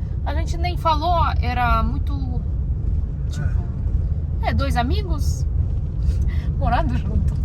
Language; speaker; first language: Portuguese; non-native, learner; Russian